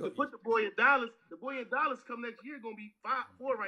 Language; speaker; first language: English; native; English